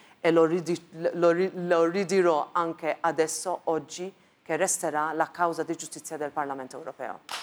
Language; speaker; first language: Italian; non-native, fluent; Maltese